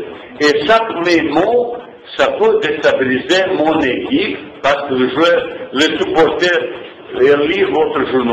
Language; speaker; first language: French; non-native, fluent; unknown